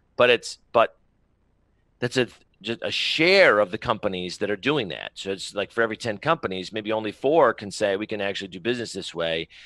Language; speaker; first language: English; native; English